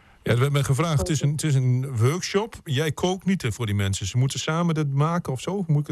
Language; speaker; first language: Dutch; native; Dutch